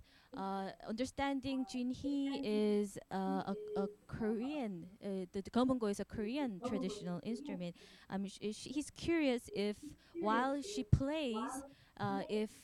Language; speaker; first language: English; non-native, fluent; Korean